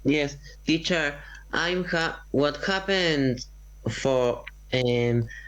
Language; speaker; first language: English; non-native, learner; Spanish